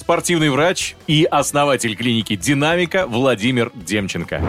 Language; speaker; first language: Russian; native; Russian